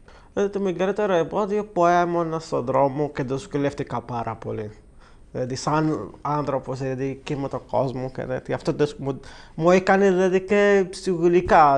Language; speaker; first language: Greek; non-native, fluent; Arabic